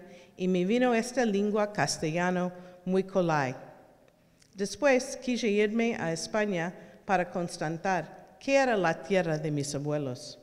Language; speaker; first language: Spanish; early bilingual, heritage; Ladino